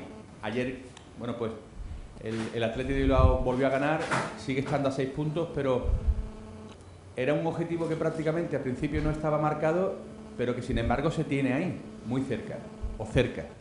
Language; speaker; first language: Spanish; native; Spanish